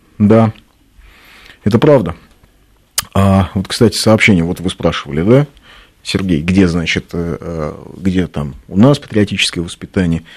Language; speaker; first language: Russian; native; Russian